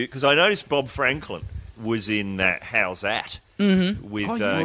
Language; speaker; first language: English; native; English